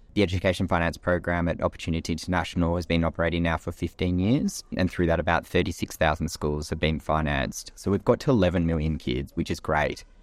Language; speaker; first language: English; native; English